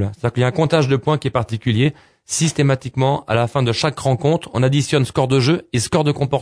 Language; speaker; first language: French; native; French